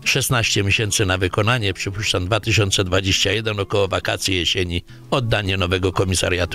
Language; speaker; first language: Polish; native; Polish